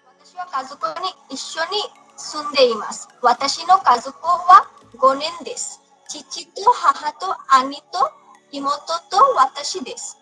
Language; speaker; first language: Japanese; non-native, learner; Bangla